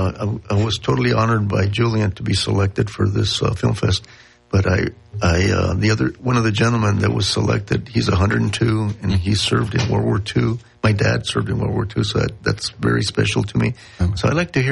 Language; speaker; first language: English; non-native, local second language; Spanish